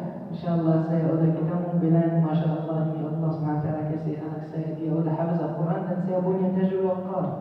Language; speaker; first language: Indonesian; non-native, fluent; Arabic